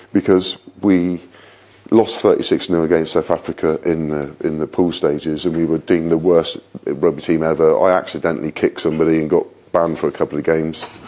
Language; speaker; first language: English; native; English